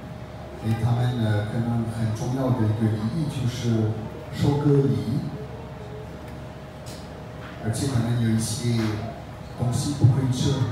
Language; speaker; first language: Chinese; non-native, fluent; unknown